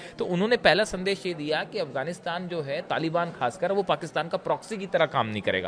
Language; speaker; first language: Hindi; native; Hindi